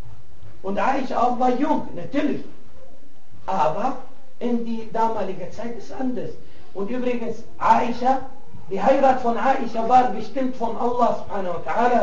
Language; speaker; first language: German; non-native, fluent; Arabic